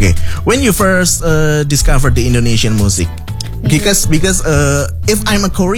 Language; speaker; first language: English; non-native, fluent; Indonesian